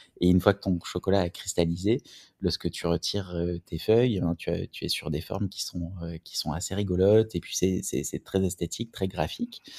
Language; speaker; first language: French; native; French